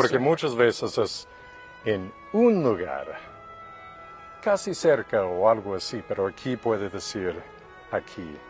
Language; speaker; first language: Spanish; non-native, fluent; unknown